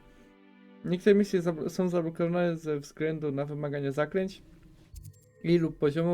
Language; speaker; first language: Polish; native; Polish